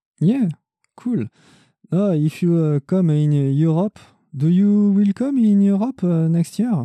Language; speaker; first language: English; non-native, learner; French